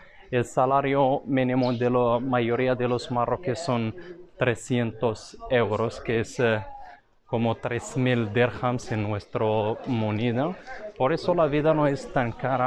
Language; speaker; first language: Spanish; non-native, fluent; Arabic